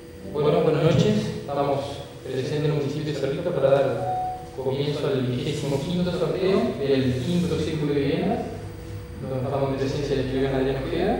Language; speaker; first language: Spanish; native; Spanish